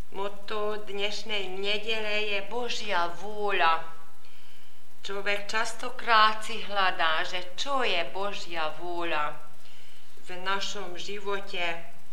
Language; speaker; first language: Slovak; early bilingual, heritage; Slovak